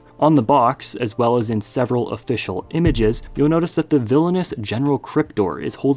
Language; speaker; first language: English; native; English